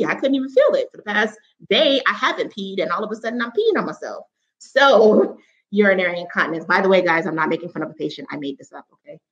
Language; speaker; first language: English; native; English